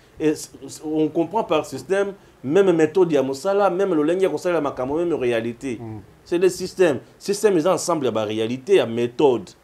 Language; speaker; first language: French; non-native, local second language; Lingala